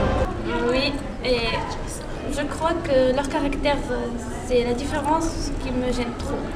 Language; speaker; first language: French; non-native, local second language; Arabic